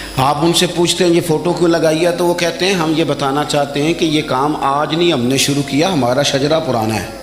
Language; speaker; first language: Urdu; non-native, local second language; Punjabi